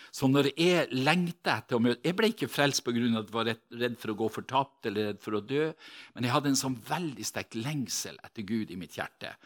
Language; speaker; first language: Norwegian; native; Norwegian